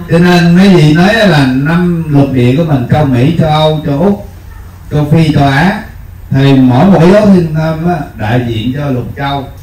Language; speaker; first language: Vietnamese; native; Vietnamese